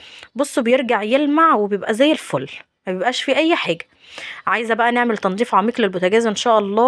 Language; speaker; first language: Arabic; native; Arabic